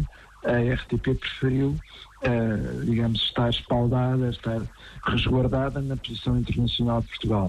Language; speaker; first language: Portuguese; native; Portuguese